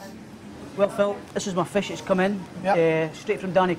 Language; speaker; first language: English; native; English